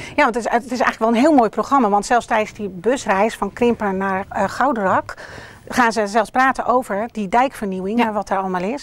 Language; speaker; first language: Dutch; native; Dutch